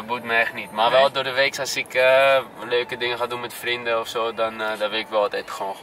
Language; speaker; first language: Dutch; non-native, fluent; Greek